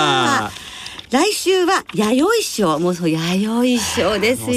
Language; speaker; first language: Japanese; native; Japanese